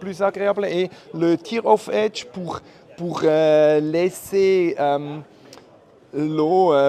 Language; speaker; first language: French; non-native, fluent; German